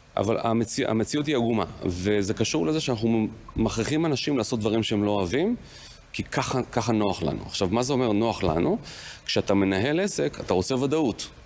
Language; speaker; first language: Hebrew; native; Hebrew